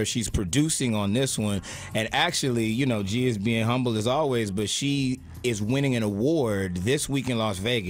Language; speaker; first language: English; native; English